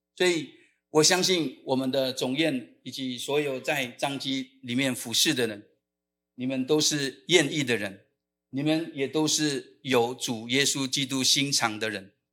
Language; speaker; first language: Chinese; non-native, local second language; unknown